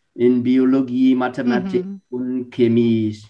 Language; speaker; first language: German; non-native, fluent; Vietnamese